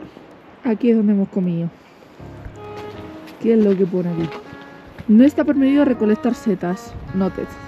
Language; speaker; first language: Spanish; native; Spanish